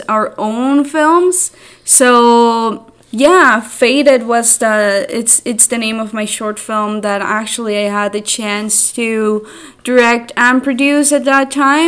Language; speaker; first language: English; non-native, fluent; Spanish